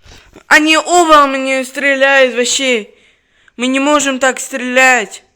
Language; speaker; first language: Russian; non-native, local second language; Uzbek